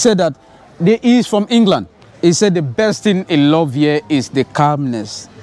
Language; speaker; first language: English; non-native, fluent; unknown